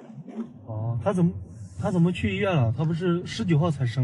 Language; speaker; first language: Chinese; native; Chinese